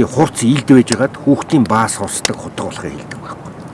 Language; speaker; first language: Mongolian; native; Mongolian